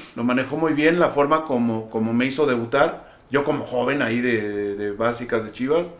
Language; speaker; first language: Spanish; native; Spanish